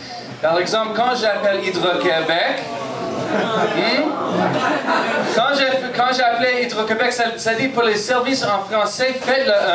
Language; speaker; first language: French; non-native, local second language; English